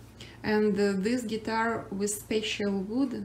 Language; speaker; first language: English; non-native, learner; Russian